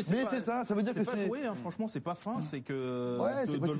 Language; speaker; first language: French; native; French